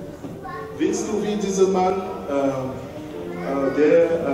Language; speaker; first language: German; non-native, learner; French